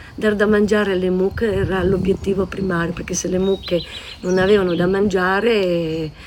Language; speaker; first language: Italian; non-native, local second language; Slovenian